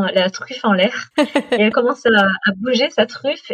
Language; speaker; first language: French; native; French